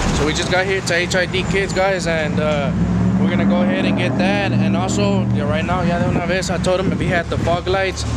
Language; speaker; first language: English; early bilingual, other home language; Spanish